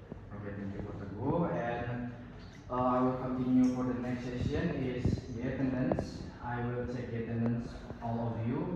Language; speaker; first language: English; non-native, learner; Indonesian